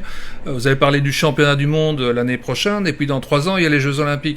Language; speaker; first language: French; native; French